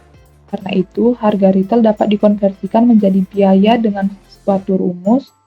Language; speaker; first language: Indonesian; native; Indonesian